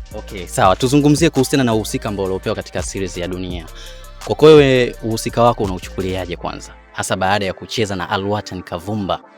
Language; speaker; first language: Swahili; native; Swahili